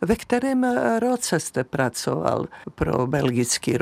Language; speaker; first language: Czech; native; Czech